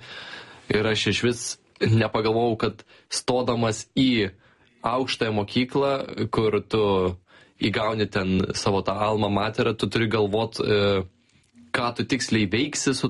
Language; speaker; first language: Lithuanian; native; Lithuanian